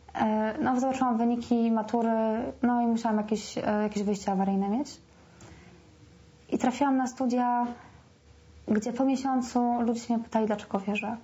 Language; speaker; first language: Polish; native; Polish